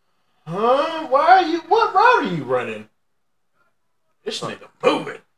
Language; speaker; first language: English; native; English